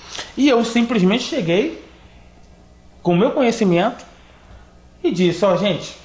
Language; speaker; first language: Portuguese; native; Portuguese